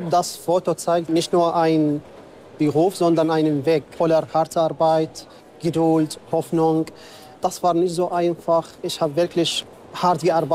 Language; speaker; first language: German; non-native, fluent; Arabic